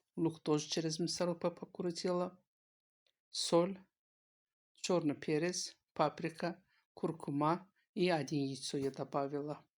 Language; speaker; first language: Russian; non-native, local second language; Azerbaijani